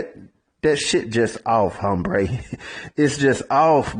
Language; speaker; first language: English; native; English